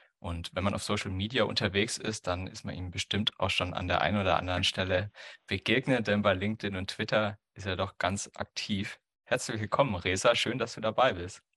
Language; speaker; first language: German; native; German